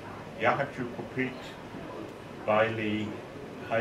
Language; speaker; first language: Russian; non-native, learner; English